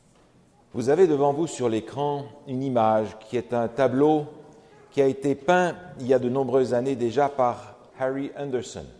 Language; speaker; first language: French; native; French